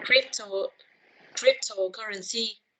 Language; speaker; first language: English; non-native, learner; Vietnamese